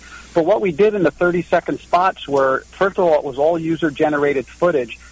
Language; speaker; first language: English; native; English